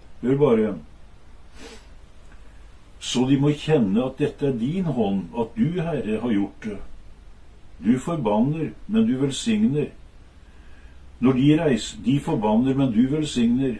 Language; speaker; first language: Norwegian; native; Norwegian